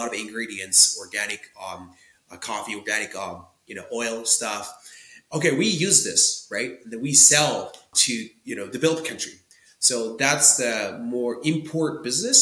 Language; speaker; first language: English; non-native, fluent; Japanese